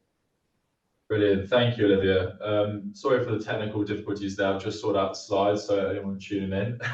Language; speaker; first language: English; native; English